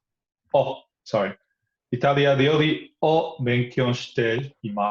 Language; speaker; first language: Japanese; non-native, learner; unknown